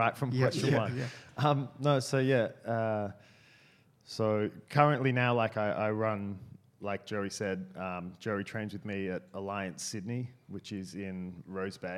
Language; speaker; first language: English; native; English